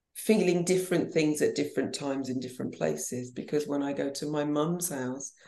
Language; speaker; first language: English; native; English